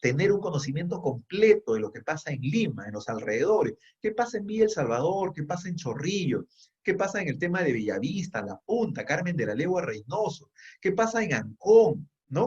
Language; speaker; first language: Spanish; native; Spanish